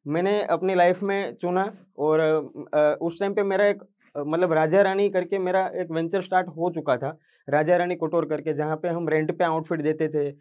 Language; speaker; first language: Hindi; non-native, local second language; Gujarati